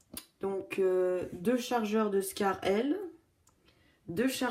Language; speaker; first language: French; native; French